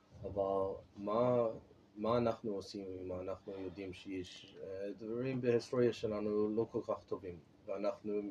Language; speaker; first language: Hebrew; non-native, learner; English